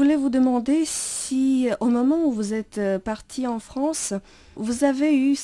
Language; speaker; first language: French; non-native, fluent; Romanian